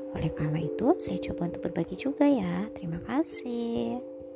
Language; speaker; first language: Indonesian; native; Indonesian